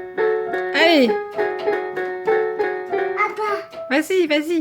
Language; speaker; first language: French; native; French